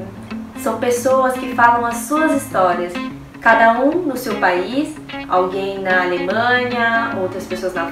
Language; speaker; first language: Portuguese; early bilingual, heritage; Korean